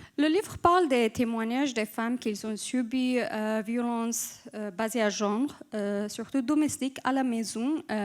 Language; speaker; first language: French; non-native, fluent; Persian